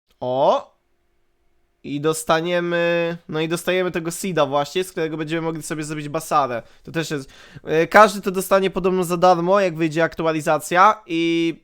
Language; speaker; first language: Polish; native; Polish